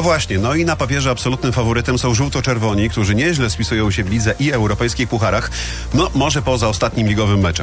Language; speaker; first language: Polish; native; Polish